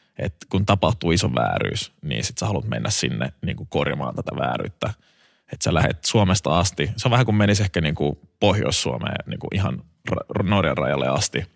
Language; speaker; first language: Finnish; native; Finnish